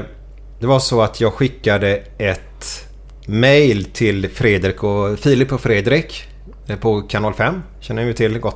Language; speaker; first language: Swedish; native; Swedish